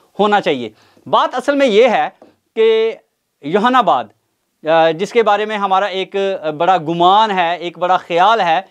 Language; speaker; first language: Urdu; non-native, local second language; Punjabi